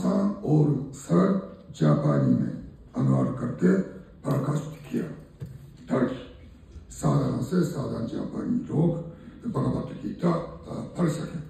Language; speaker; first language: Hindi; non-native, fluent; Japanese